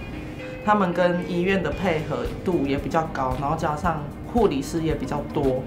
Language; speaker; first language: Chinese; native; Chinese